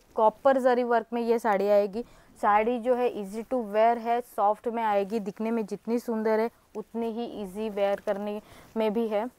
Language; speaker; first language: Hindi; non-native, local second language; Marathi